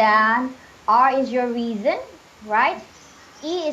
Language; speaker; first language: English; non-native, fluent; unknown